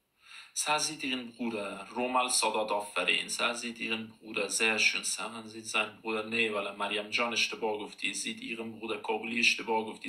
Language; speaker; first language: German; non-native, fluent; Persian